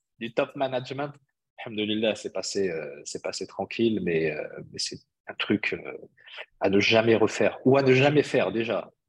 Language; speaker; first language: French; early bilingual, other home language; Arabic